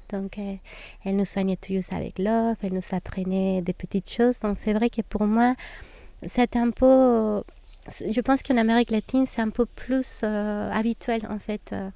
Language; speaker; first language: French; non-native, fluent; Spanish